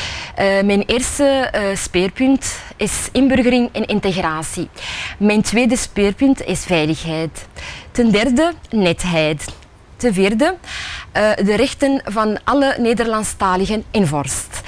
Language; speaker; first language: Dutch; early bilingual, other home language; Arabic